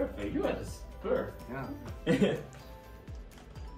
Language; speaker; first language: English; non-native, learner; Spanish